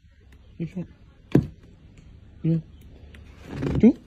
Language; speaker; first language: Chinese; non-native, learner; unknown